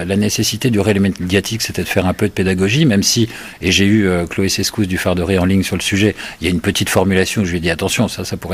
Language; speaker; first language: French; native; French